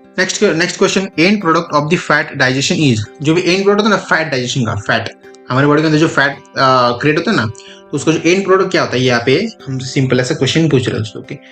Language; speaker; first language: Hindi; non-native, local second language; Marathi